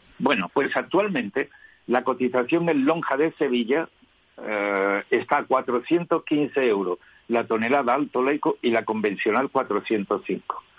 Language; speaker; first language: Spanish; native; Spanish